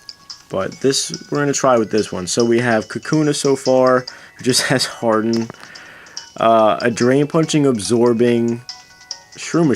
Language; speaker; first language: English; native; English